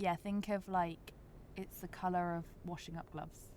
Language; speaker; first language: English; native; English